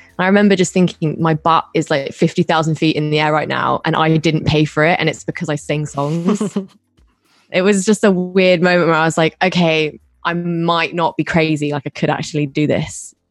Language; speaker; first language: English; native; English